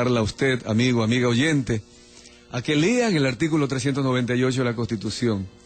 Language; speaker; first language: Spanish; native; Spanish